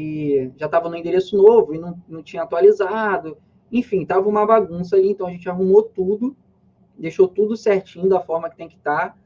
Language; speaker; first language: Portuguese; native; Portuguese